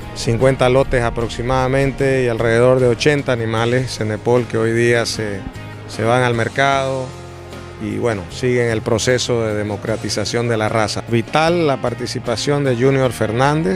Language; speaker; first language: Spanish; native; Spanish